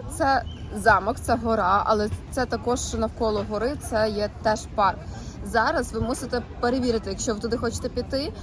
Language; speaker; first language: Ukrainian; native; Ukrainian